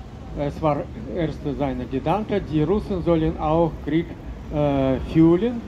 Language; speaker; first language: German; non-native, learner; Russian